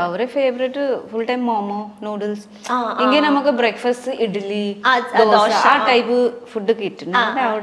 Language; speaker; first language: Malayalam; non-native, learner; Nepali